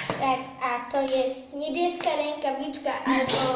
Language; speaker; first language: Polish; early bilingual, heritage; Polish